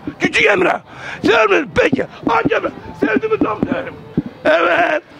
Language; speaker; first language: Turkish; native; Turkish